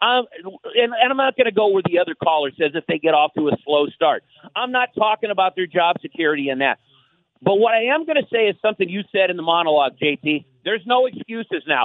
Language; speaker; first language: English; native; English